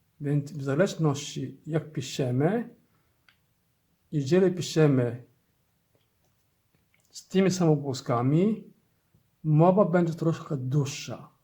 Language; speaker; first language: Polish; non-native, learner; Somali